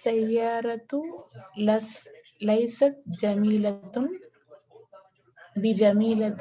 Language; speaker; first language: Arabic; non-native, learner; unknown